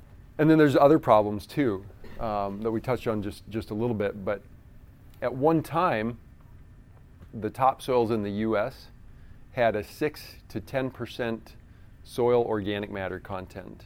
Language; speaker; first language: English; native; English